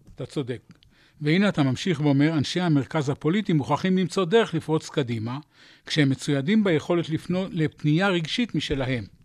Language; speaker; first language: Hebrew; native; Hebrew